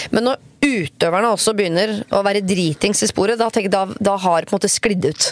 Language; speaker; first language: Norwegian; native; Norwegian